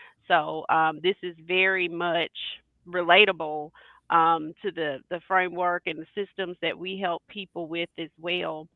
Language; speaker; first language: English; native; English